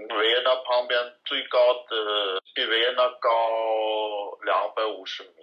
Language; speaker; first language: Chinese; non-native, learner; German